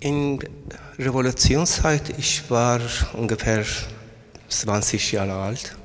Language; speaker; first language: German; non-native, learner; Persian